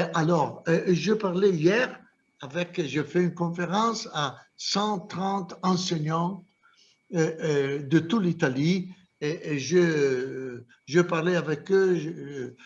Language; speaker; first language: French; non-native, fluent; Italian